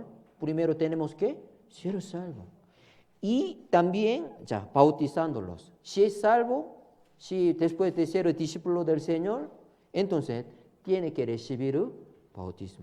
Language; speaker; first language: Spanish; non-native, learner; Korean